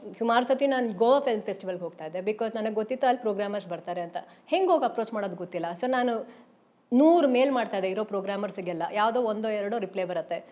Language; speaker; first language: Kannada; native; Kannada